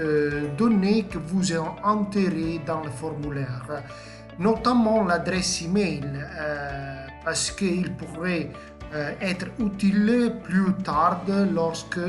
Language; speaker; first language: French; non-native, fluent; Italian